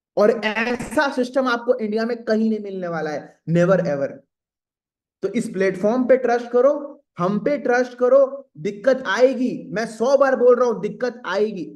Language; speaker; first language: Hindi; native; Hindi